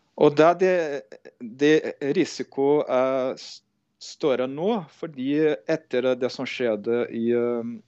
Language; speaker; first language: Norwegian; non-native, fluent; Portuguese